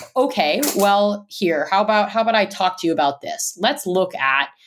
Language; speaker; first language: English; native; English